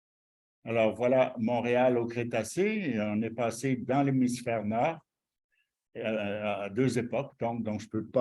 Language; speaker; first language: French; native; French